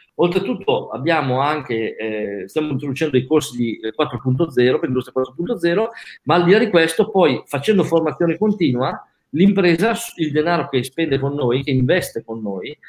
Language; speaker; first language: Italian; native; Italian